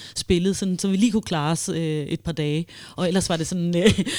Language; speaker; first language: Danish; early bilingual, other home language; Swahili